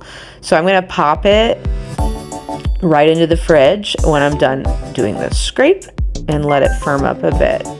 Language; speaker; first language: English; native; English